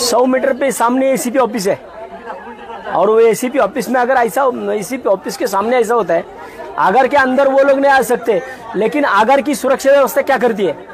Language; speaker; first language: Hindi; non-native, local second language; Marathi